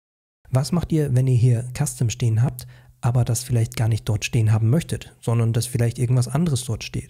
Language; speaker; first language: German; native; German